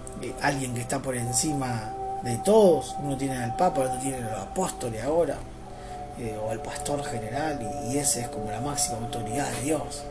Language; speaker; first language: Spanish; native; Spanish